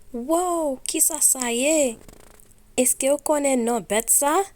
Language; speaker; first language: Haitian Creole; early bilingual, heritage; Haitian Creole